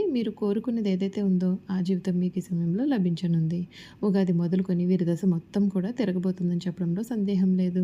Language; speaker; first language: Telugu; native; Telugu